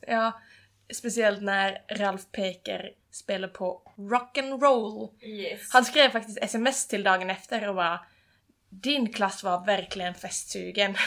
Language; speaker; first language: Swedish; non-native, fluent; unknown